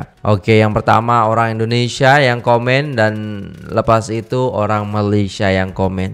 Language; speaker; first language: Indonesian; native; Indonesian